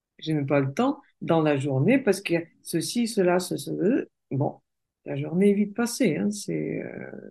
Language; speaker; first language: French; non-native, fluent; Russian